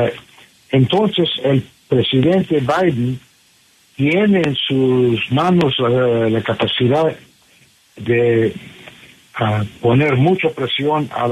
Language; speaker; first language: Spanish; non-native, fluent; English